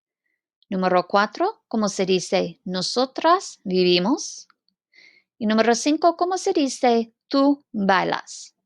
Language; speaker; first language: Spanish; non-native, fluent; English